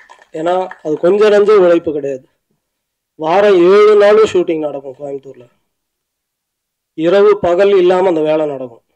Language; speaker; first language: Tamil; native; Tamil